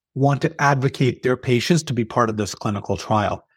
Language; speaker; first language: English; early bilingual, other home language; Arabic